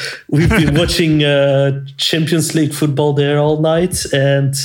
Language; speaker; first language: English; non-native, fluent; Dutch